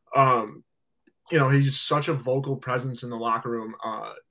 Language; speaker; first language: English; native; English